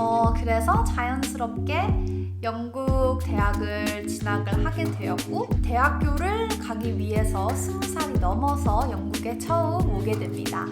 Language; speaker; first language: Korean; native; Korean